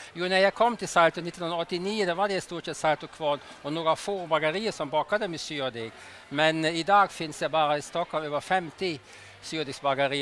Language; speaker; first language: Swedish; non-native, fluent; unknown